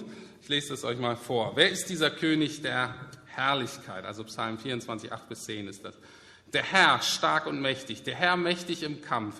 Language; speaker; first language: German; native; German